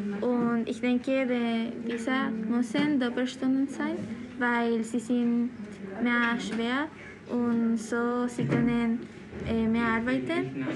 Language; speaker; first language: German; non-native, learner; Spanish